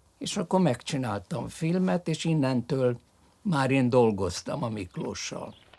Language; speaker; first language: Hungarian; early bilingual, other home language; French